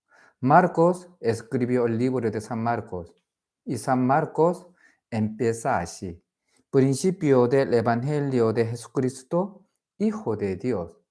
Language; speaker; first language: Spanish; non-native, fluent; Korean